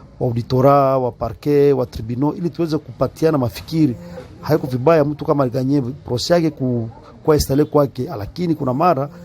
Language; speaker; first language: Swahili; native; Swahili